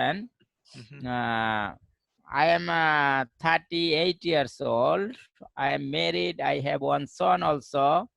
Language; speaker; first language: English; non-native, learner; Bangla